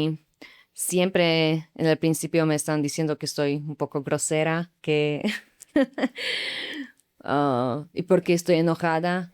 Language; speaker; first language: Spanish; non-native, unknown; Slovak